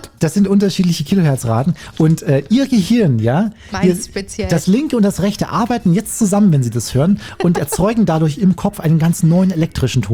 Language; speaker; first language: German; native; German